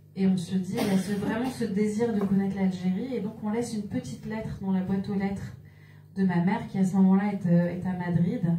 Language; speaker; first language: French; native; French